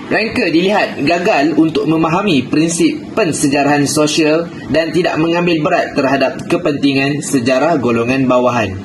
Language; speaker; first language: Malay; native; Malay